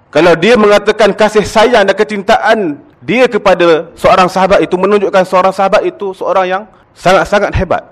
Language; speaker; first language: Malay; native; Malay